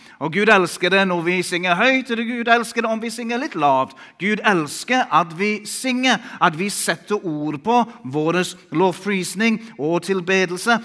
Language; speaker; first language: Norwegian; non-native, fluent; English